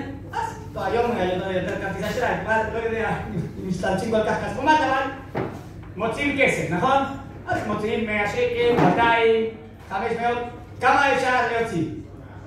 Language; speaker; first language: Hebrew; non-native, fluent; Spanish